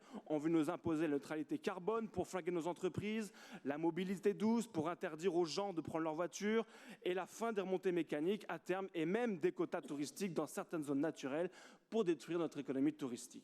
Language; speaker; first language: French; native; French